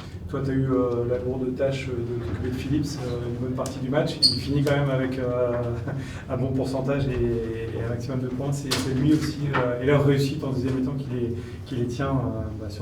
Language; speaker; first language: French; native; French